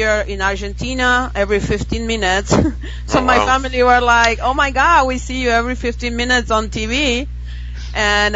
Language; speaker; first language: English; non-native, fluent; Spanish